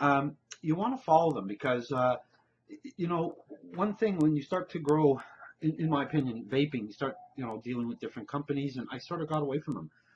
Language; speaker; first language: English; native; English